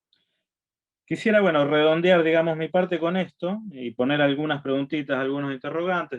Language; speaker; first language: Spanish; native; Spanish